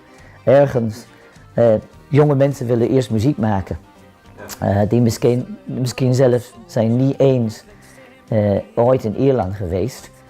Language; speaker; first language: Dutch; non-native, fluent; English